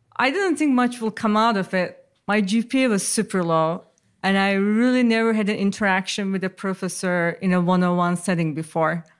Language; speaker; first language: English; non-native, fluent; Turkish